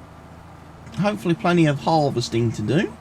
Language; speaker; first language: English; native; English